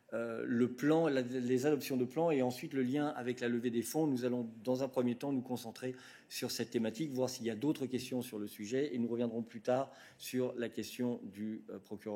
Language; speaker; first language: French; native; French